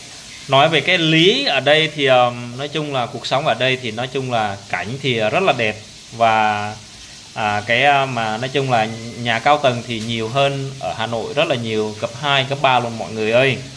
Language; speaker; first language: Vietnamese; non-native, local second language; Jarai